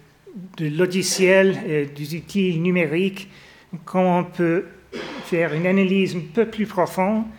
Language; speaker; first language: French; non-native, fluent; English